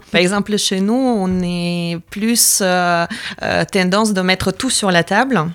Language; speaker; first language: French; non-native, fluent; Latvian